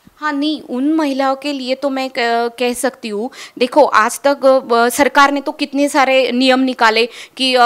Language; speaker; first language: Hindi; non-native, local second language; Marathi